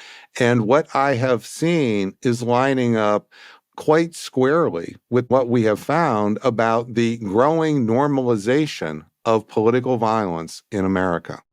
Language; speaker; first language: English; native; English